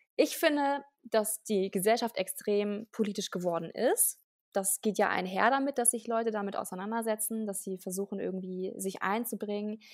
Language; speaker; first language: German; native; German